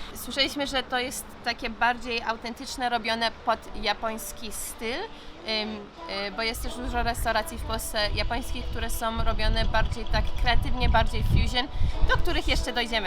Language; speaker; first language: Polish; early bilingual, heritage; English